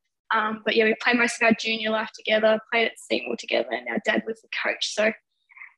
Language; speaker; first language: English; native; English